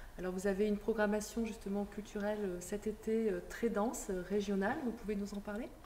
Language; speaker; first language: French; native; French